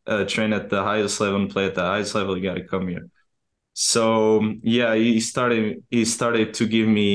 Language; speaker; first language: English; non-native, fluent; Portuguese